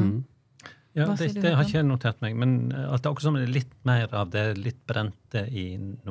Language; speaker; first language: Norwegian; native; Norwegian